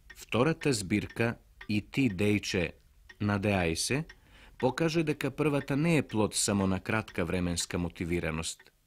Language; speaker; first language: Macedonian; native; Macedonian